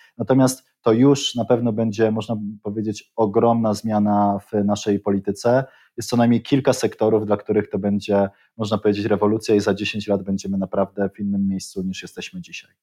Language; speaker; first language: Polish; native; Polish